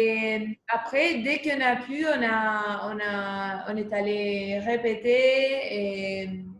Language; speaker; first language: French; non-native, fluent; Spanish